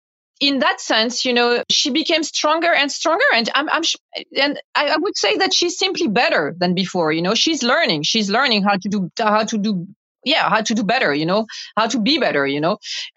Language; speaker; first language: English; non-native, fluent; French